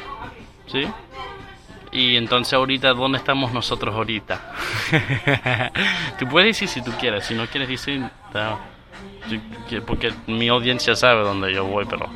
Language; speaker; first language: Spanish; early bilingual, heritage; Spanish